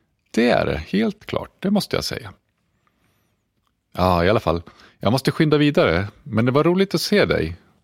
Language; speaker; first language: Swedish; native; Swedish